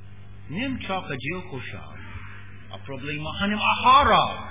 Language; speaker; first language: Hungarian; non-native, learner; English